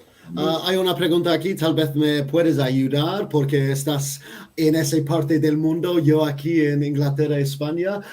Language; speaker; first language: Spanish; non-native, fluent; English